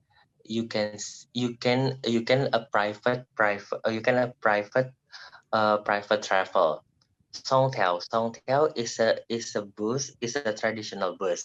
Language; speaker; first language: English; non-native, learner; Indonesian